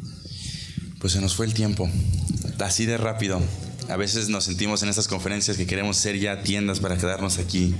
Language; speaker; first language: Spanish; native; Spanish